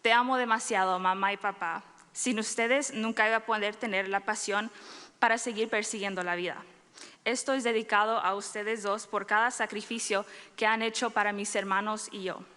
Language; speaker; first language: Spanish; early bilingual, heritage; Spanish